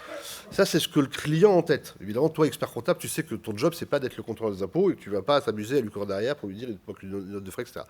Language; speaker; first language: French; native; French